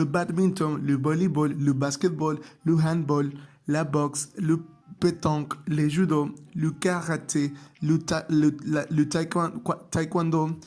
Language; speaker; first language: French; non-native, learner; Spanish